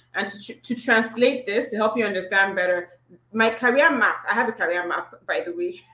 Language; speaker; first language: English; non-native, local second language; Igbo